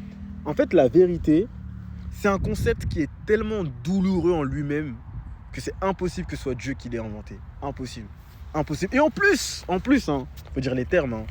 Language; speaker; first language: French; native; French